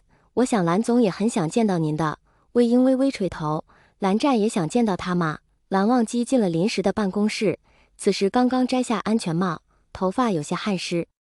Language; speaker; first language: Chinese; native; Chinese